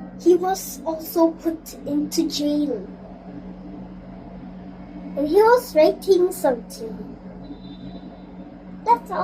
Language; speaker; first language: English; non-native, learner; Filipino